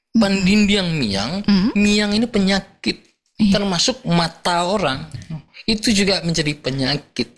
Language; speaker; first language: Indonesian; non-native, local second language; Minangkabau